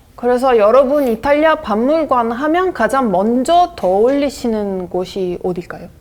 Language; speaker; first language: Korean; non-native, fluent; Italian